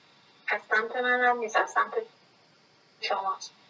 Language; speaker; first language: Persian; native; Persian